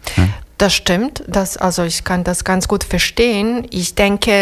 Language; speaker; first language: German; non-native, fluent; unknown